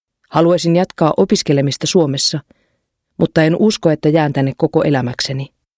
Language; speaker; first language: Finnish; non-native, fluent; Bulgarian